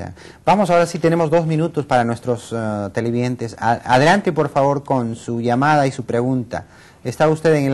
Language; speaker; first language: Spanish; native; Spanish